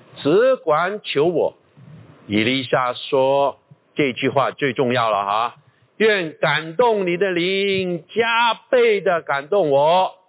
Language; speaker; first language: Chinese; non-native, local second language; Cantonese